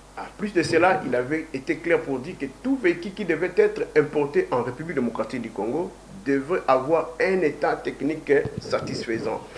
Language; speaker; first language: French; non-native, local second language; Kongo